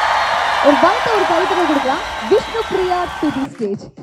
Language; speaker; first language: Tamil; native; Tamil